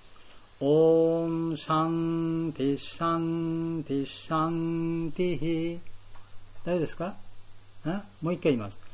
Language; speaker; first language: Japanese; non-native, learner; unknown